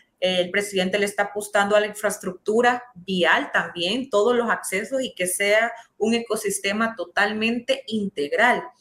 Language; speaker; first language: Spanish; native; Spanish